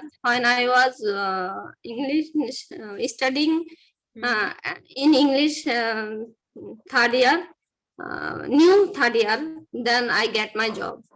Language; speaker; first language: English; non-native, learner; Bangla